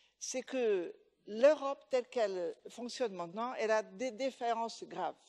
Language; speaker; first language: French; non-native, fluent; Portuguese